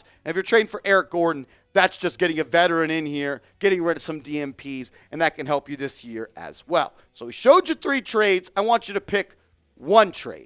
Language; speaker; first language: English; native; English